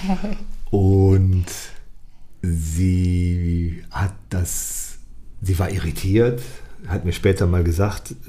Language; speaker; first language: German; native; German